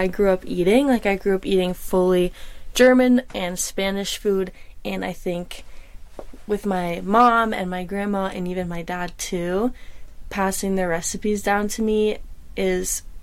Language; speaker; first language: English; non-native, local second language; German